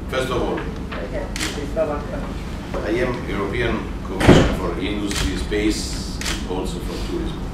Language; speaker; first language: English; non-native, learner; Italian